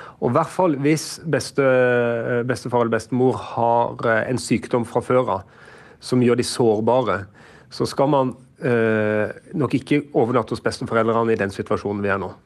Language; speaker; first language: Norwegian; native; Norwegian